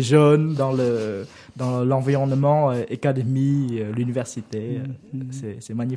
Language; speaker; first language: French; non-native, learner; Vietnamese